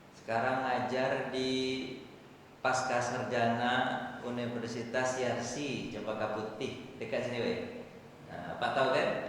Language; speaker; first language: Indonesian; non-native, local second language; Minangkabau